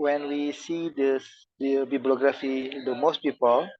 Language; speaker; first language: English; non-native, learner; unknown